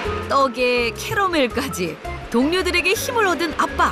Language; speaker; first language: Korean; native; Korean